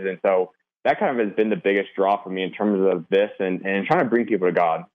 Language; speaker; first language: English; native; English